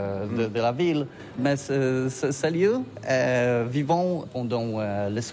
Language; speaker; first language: French; non-native, learner; Polish